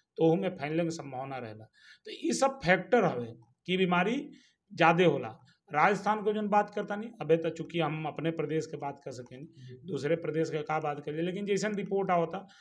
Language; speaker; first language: Hindi; native; Hindi